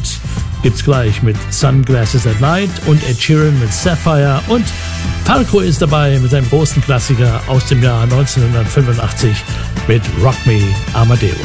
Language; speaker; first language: German; native; German